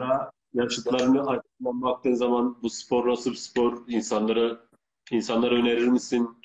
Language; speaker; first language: Turkish; native; Turkish